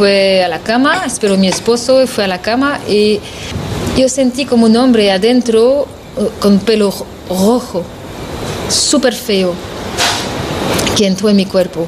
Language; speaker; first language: Spanish; non-native, learner; French